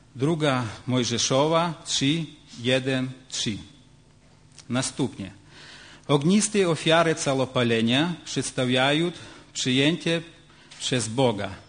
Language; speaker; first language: Polish; non-native, learner; Ukrainian